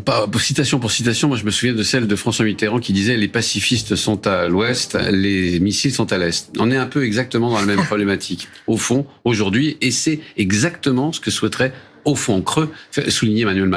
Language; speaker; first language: French; native; French